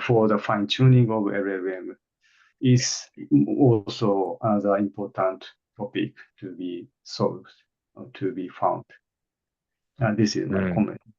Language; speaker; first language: English; non-native, fluent; Japanese